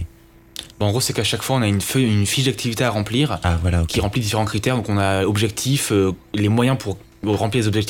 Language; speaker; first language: French; native; French